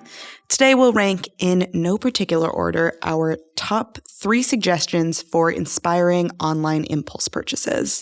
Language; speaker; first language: English; native; English